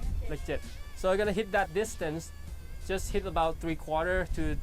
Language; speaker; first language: English; non-native, fluent; Thai